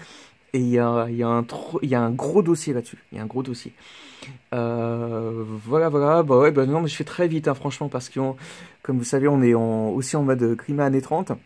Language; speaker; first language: French; native; French